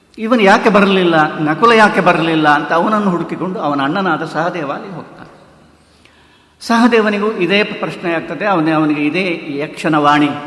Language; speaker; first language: Kannada; non-native, local second language; Tulu